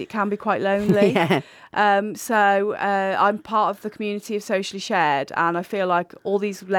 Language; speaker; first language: English; native; English